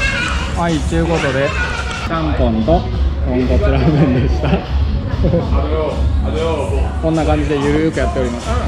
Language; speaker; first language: Japanese; native; Japanese